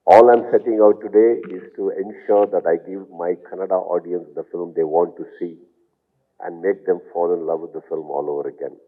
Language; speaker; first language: English; non-native, local second language; Kannada